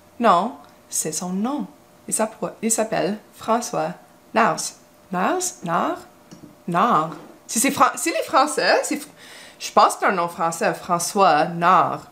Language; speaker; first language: French; non-native, local second language; English